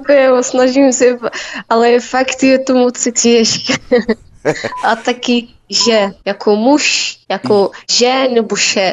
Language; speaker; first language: Czech; non-native, learner; Arabic